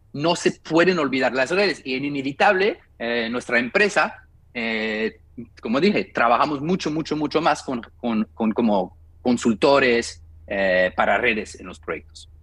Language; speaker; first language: Spanish; non-native, fluent; French